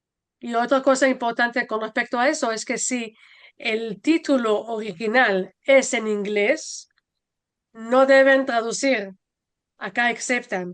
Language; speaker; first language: Spanish; non-native, fluent; Hebrew